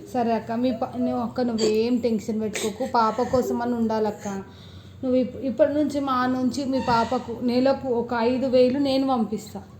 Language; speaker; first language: Telugu; native; Telugu